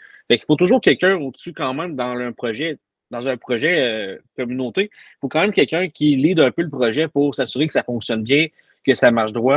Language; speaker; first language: French; native; French